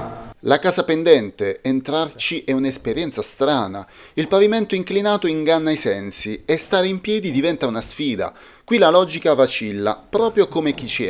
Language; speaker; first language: Italian; native; Italian